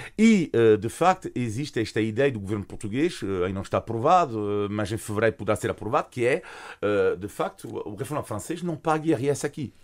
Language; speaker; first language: Portuguese; non-native, fluent; French